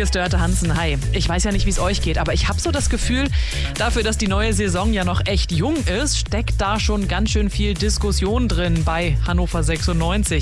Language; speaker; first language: German; native; German